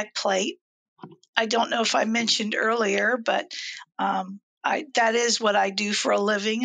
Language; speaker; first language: English; native; English